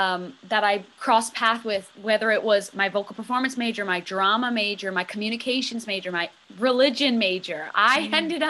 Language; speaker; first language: English; native; English